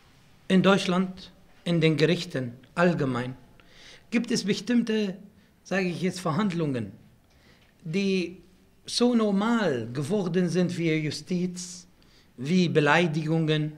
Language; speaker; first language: German; non-native, fluent; Arabic